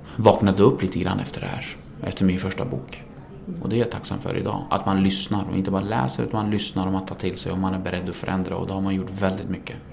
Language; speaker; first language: Swedish; early bilingual, other home language; Kurdish